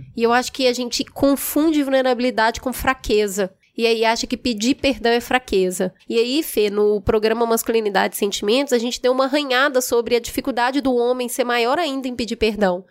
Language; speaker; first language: Portuguese; native; Portuguese